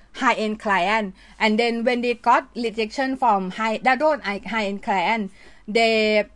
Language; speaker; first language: English; non-native, learner; Thai